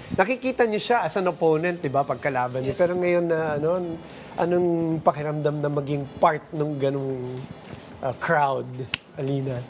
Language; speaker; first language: Filipino; native; Filipino